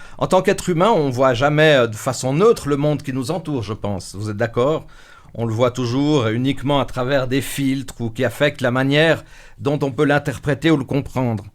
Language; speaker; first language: French; native; French